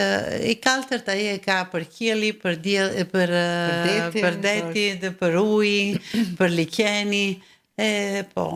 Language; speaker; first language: Albanian; early bilingual, heritage; Albanian